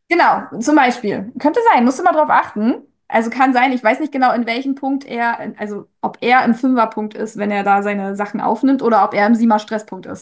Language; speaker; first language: German; native; German